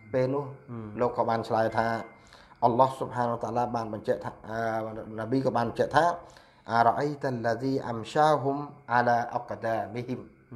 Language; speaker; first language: Khmer; non-native, local second language; Eastern Cham